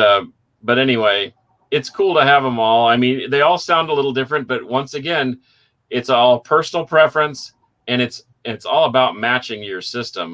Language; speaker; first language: English; native; English